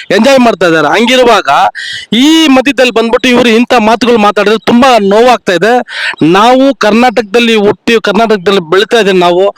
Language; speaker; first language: Kannada; native; Kannada